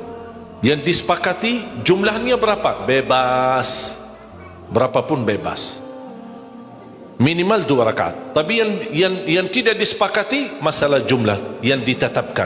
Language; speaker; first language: Indonesian; non-native, fluent; Arabic